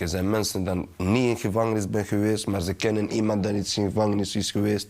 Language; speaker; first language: Dutch; early bilingual, other home language; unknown